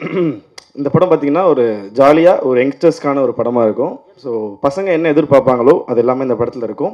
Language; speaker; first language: Tamil; native; Tamil